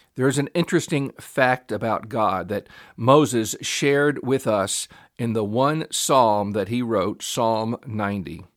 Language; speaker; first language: English; native; English